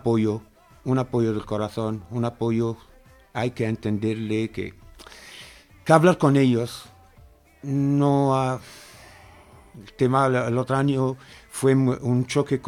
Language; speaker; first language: Spanish; non-native, fluent; Arabic